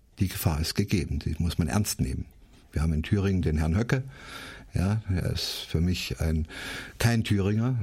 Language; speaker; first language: German; native; German